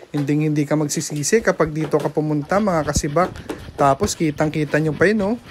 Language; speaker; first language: Filipino; non-native, local second language; Bikol